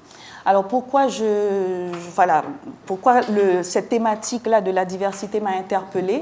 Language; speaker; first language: French; non-native, local second language; Haitian Creole